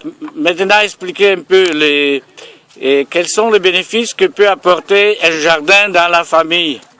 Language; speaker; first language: French; non-native, fluent; Italian